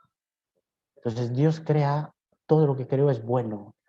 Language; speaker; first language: Spanish; native; Spanish